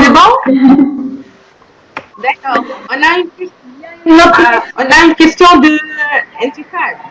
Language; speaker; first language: French; non-native, local second language; Arabic